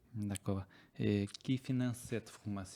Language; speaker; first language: French; non-native, learner; Portuguese